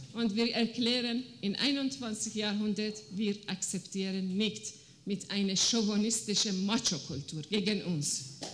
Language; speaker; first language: German; non-native, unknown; Persian